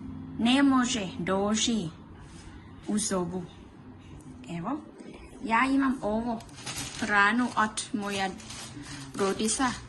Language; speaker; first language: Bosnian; early bilingual, heritage; Bosnian